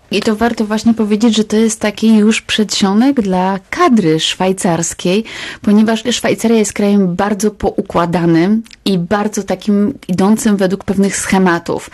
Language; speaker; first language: Polish; native; Polish